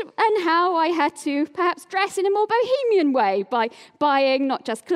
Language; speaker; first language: English; native; English